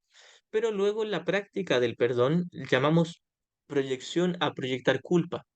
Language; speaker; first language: Spanish; native; Spanish